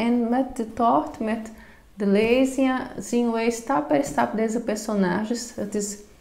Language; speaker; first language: Dutch; non-native, fluent; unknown